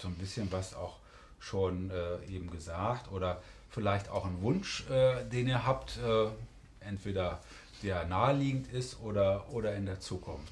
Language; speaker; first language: German; native; German